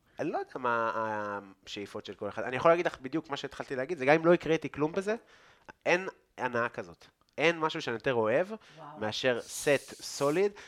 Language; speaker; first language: Hebrew; native; Hebrew